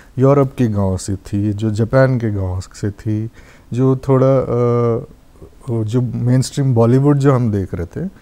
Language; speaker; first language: Hindi; non-native, local second language; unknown